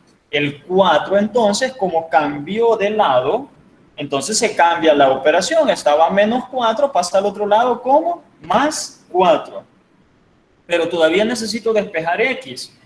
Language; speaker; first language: Spanish; native; Spanish